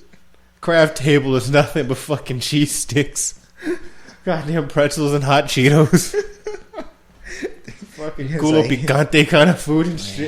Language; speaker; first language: English; native; English